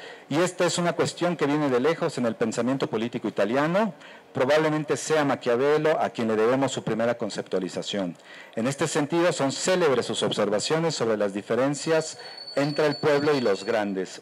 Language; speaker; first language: Spanish; native; Spanish